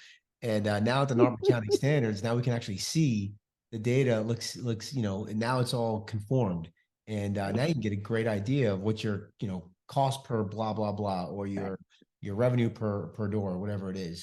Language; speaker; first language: English; native; English